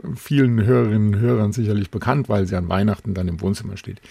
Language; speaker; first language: German; native; German